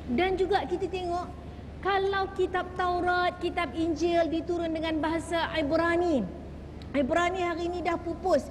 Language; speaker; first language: Malay; native; Malay